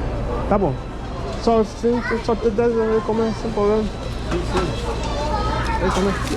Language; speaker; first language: Portuguese; non-native, learner; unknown